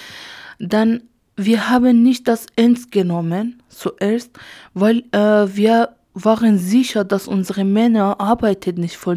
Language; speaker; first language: German; non-native, learner; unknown